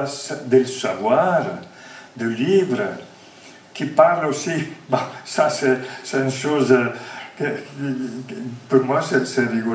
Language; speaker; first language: French; non-native, fluent; Italian